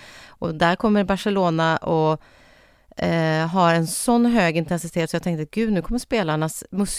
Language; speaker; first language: Swedish; native; Swedish